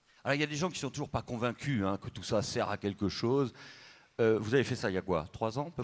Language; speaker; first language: French; native; French